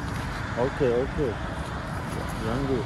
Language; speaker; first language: English; non-native, fluent; Persian